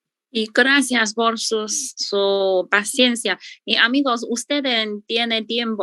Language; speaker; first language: Spanish; non-native, learner; Chinese